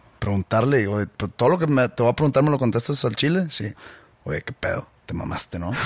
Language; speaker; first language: Spanish; native; Spanish